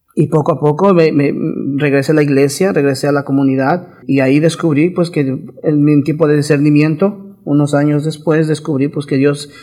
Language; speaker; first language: Spanish; native; Spanish